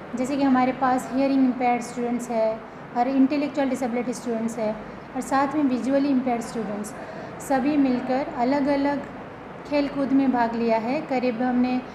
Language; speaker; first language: Hindi; non-native, local second language; Gujarati